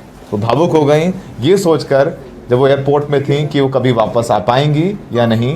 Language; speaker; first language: Hindi; native; Hindi